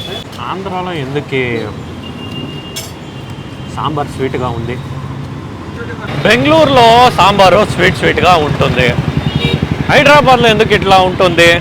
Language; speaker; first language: Telugu; non-native, learner; Kannada